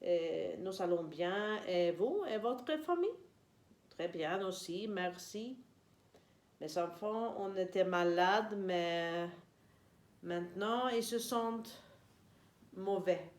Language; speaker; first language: French; non-native, learner; Swedish